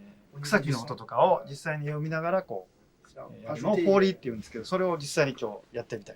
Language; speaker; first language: Japanese; native; Japanese